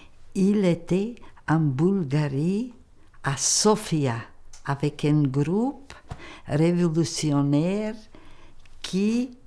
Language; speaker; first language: French; non-native, local second language; Macedonian